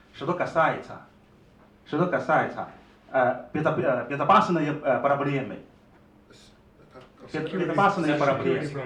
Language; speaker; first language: Russian; non-native, learner; Chinese